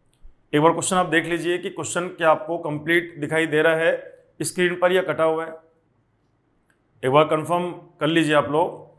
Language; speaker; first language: Hindi; native; Hindi